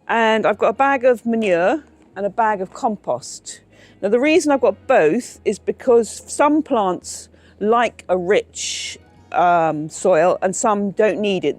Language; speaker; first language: English; native; English